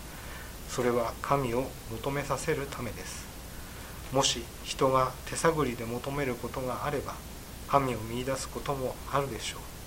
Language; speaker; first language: Japanese; native; Japanese